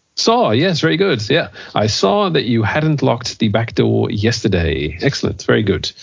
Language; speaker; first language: English; non-native, fluent; Dutch